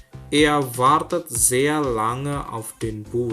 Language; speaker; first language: German; non-native, fluent; Indonesian